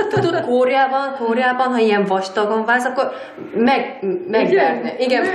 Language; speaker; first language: Hungarian; non-native, learner; Korean